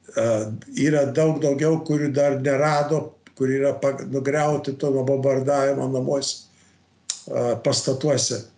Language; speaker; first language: Lithuanian; early bilingual, heritage; Lithuanian